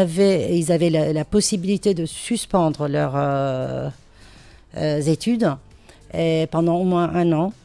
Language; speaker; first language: French; non-native, fluent; Turkish